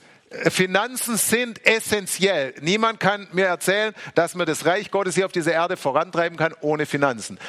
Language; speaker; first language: German; native; German